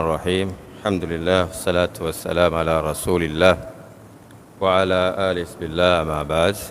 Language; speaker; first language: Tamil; native; Tamil